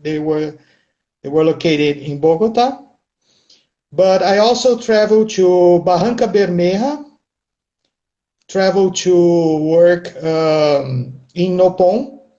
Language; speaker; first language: English; non-native, fluent; Portuguese